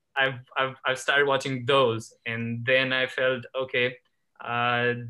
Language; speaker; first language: English; non-native, local second language; Gujarati